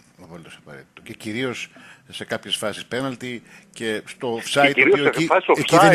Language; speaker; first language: Greek; native; Greek